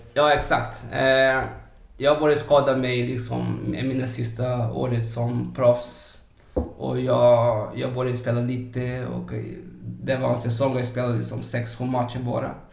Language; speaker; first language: Swedish; non-native, fluent; Portuguese